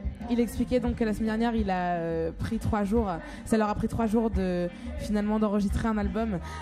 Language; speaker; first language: French; native; French